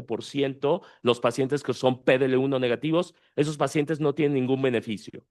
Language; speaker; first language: Spanish; native; Spanish